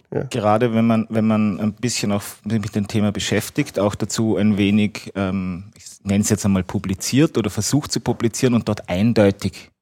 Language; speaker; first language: German; native; German